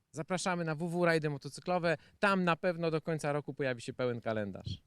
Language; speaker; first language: Polish; native; Polish